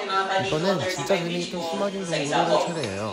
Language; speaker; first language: Korean; native; Korean